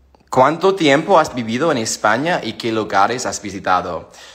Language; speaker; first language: Spanish; non-native, learner; English